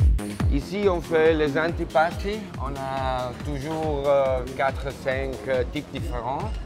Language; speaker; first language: French; non-native, learner; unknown